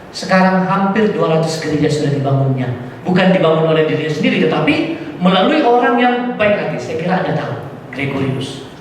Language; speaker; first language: Indonesian; non-native, local second language; Batak Toba